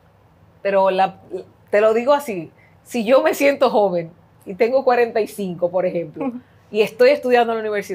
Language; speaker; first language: Spanish; native; Spanish